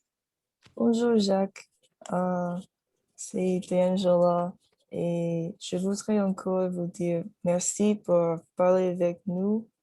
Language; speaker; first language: French; non-native, fluent; English